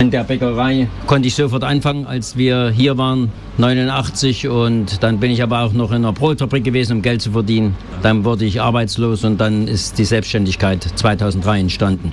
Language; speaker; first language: German; native; German